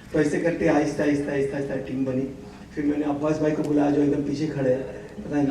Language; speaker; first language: Hindi; native; Hindi